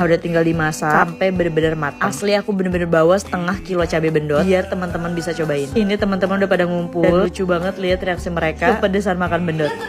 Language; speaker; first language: Indonesian; native; Indonesian